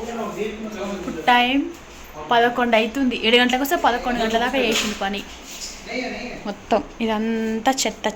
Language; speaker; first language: Telugu; native; Telugu